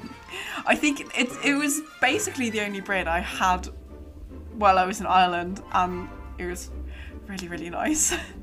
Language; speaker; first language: English; non-native, fluent; German